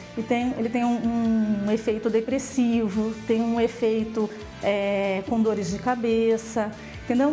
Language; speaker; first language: Portuguese; native; Portuguese